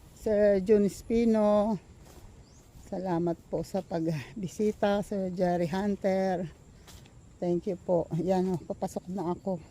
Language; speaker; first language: Filipino; native; Filipino